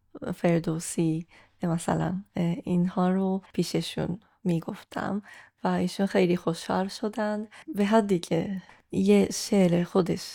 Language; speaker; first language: Persian; non-native, fluent; Japanese